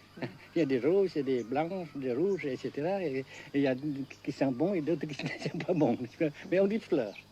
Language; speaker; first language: French; non-native, local second language; Vietnamese